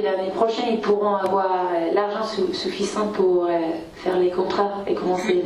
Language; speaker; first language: French; non-native, fluent; Spanish